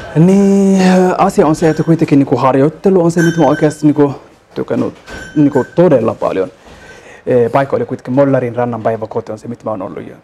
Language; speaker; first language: Finnish; non-native, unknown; Somali